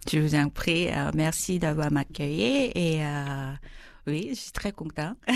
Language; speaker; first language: French; non-native, fluent; Korean